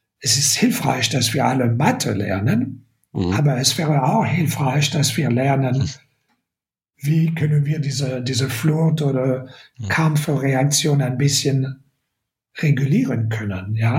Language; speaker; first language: German; non-native, fluent; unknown